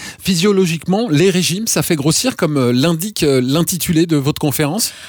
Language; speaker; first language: French; native; French